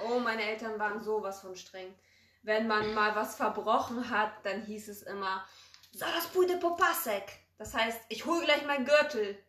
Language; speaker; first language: German; early bilingual, other home language; Polish